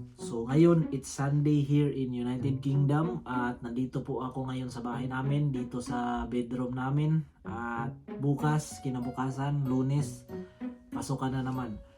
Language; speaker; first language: Filipino; non-native, local second language; Cebuano